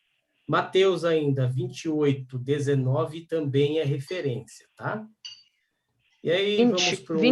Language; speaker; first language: Portuguese; native; Portuguese